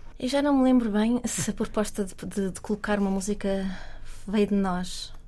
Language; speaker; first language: Portuguese; native; Portuguese